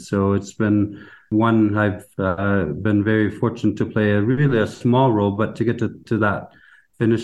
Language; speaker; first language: English; native; English